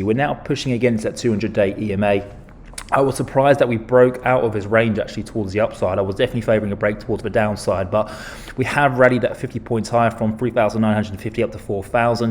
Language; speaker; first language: English; native; English